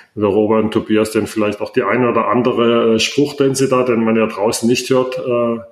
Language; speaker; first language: German; native; German